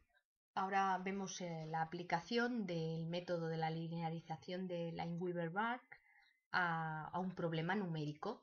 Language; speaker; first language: Spanish; native; Spanish